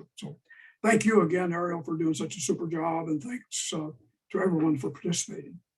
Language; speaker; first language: English; native; English